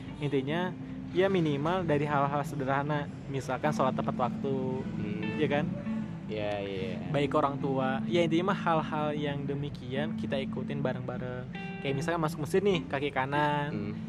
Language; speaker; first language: Indonesian; native; Indonesian